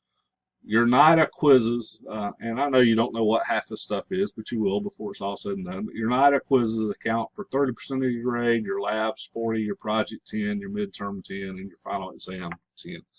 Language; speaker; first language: English; native; English